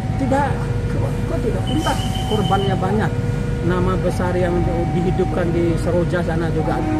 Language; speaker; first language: Indonesian; non-native, local second language; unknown